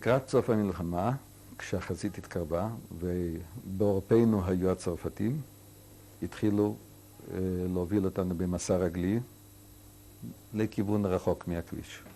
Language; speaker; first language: Hebrew; non-native, fluent; Yiddish